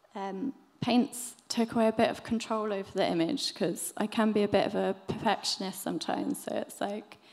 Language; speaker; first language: English; native; English